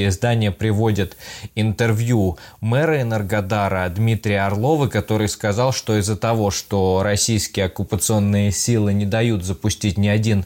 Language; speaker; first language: Russian; native; Russian